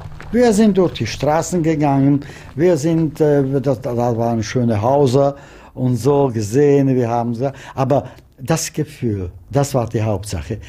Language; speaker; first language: German; non-native, fluent; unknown